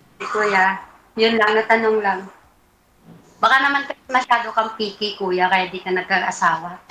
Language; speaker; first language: Filipino; non-native, local second language; Hiligaynon